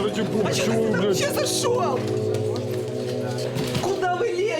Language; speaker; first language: Russian; native; Russian